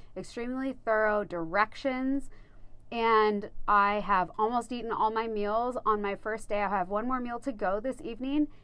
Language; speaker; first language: English; native; English